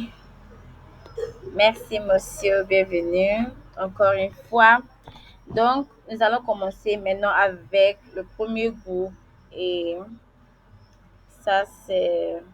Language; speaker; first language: French; non-native, learner; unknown